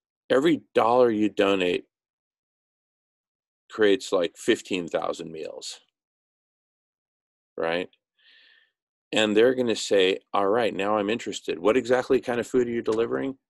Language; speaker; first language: English; native; English